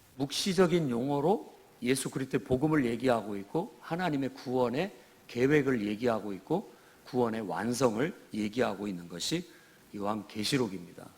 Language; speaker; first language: Korean; native; Korean